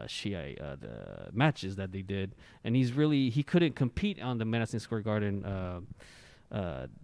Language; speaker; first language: English; non-native, fluent; Japanese